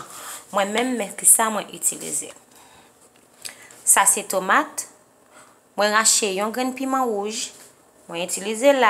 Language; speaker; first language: French; non-native, learner; Haitian Creole